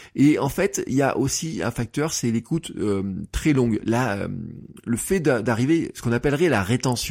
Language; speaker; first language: French; native; French